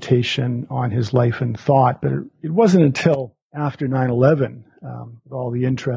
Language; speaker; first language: English; native; English